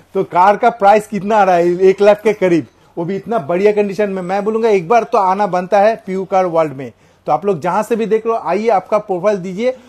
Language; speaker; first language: Hindi; non-native, local second language; Bangla